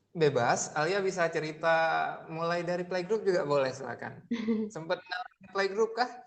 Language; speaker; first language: Indonesian; native; Indonesian